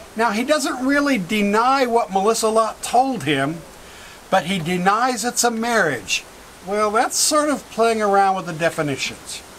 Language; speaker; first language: English; native; English